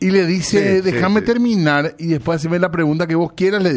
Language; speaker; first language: Spanish; native; Spanish